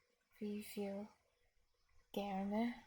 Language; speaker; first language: Swedish; non-native, learner; English